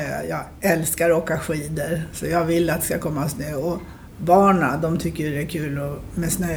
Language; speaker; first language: Swedish; native; Swedish